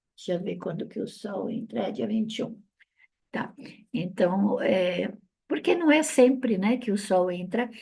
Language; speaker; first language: Portuguese; early bilingual, other home language; Italian